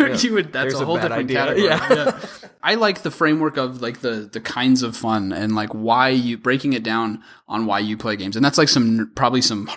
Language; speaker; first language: English; native; English